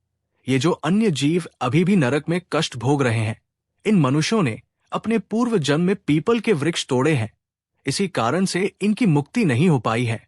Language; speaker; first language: Hindi; native; Hindi